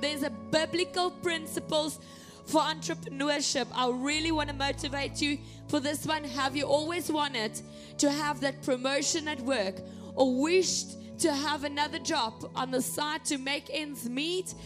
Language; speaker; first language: English; non-native, local second language; Afrikaans